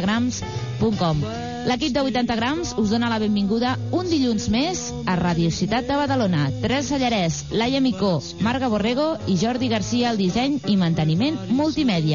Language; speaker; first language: Catalan; native; Catalan